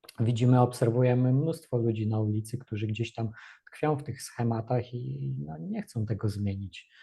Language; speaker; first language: Polish; early bilingual, other home language; Russian